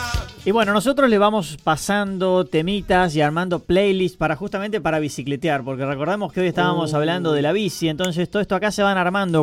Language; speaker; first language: Spanish; native; Spanish